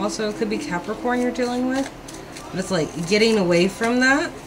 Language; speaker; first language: English; native; English